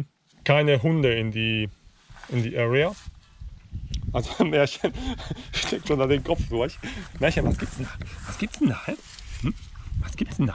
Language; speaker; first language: German; native; German